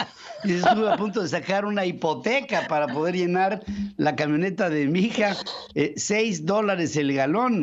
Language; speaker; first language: Spanish; native; Spanish